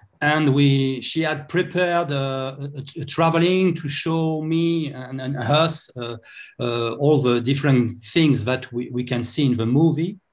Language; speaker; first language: English; non-native, learner; French